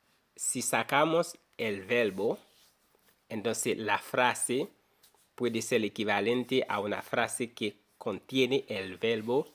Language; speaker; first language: Spanish; non-native, fluent; Haitian Creole